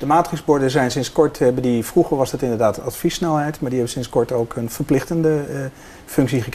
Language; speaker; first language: Dutch; native; Dutch